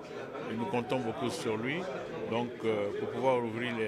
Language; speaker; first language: French; native; French